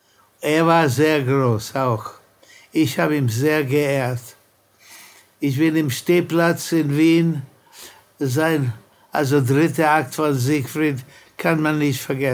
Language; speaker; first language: German; non-native, fluent; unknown